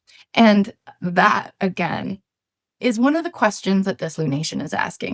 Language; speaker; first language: English; native; English